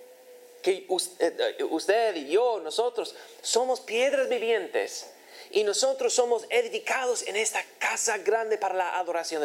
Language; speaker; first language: Spanish; non-native, fluent; English